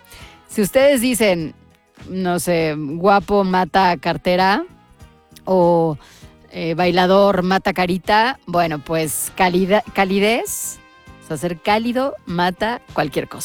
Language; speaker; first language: Spanish; native; Spanish